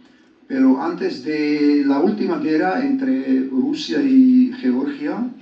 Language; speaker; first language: Spanish; non-native, learner; Georgian